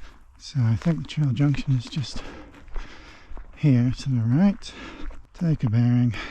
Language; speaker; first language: English; native; English